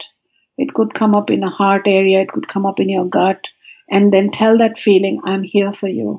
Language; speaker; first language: English; non-native, local second language; Hindi